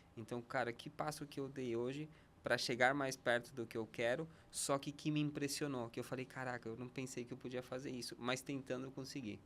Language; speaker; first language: Portuguese; non-native, fluent; Spanish